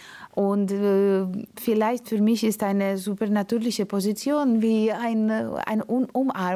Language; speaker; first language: German; non-native, learner; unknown